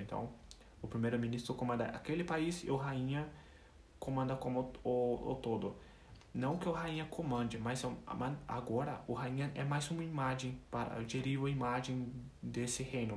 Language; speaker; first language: Portuguese; non-native, fluent; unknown